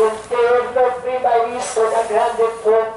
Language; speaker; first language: Italian; non-native, learner; Croatian